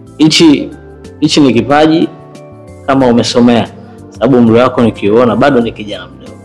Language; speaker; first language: Swahili; native; Swahili